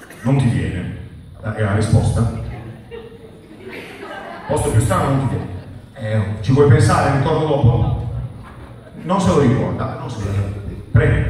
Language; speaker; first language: Italian; native; Italian